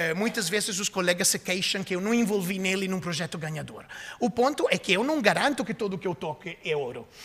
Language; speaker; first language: Portuguese; non-native, fluent; Italian